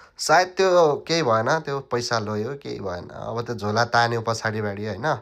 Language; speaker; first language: Nepali; native; Nepali